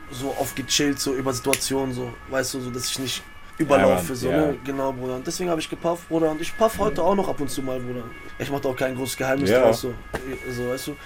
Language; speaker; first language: German; native; German